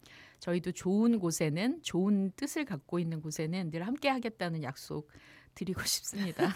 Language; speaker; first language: Korean; native; Korean